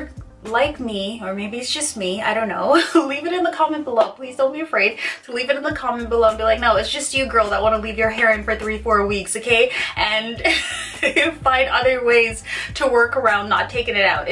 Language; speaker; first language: English; native; English